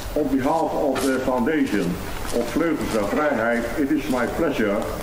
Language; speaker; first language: English; non-native, fluent; Dutch